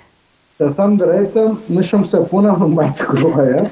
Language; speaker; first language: Albanian; non-native, fluent; Turkish